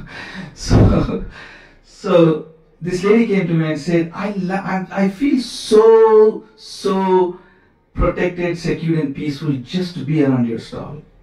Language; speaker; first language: English; non-native, local second language; Kannada